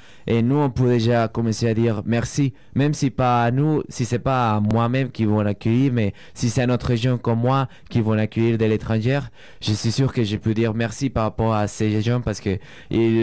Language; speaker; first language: French; non-native, fluent; Spanish